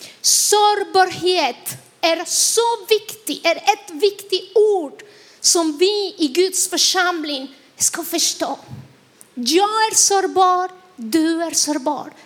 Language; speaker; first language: Swedish; non-native, fluent; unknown